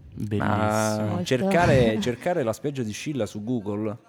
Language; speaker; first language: Italian; native; Italian